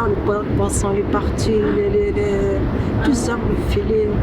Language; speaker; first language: French; non-native, learner; Arabic